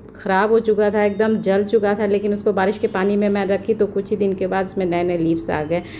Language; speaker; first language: Hindi; native; Hindi